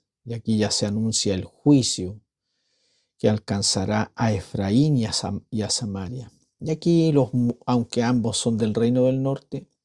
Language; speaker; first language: Spanish; native; Spanish